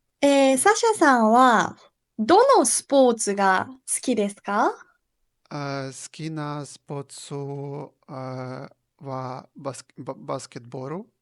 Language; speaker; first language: Japanese; non-native, learner; Ukrainian